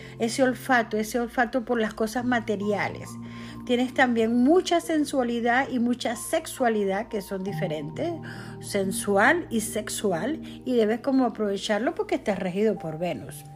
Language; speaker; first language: Spanish; native; Spanish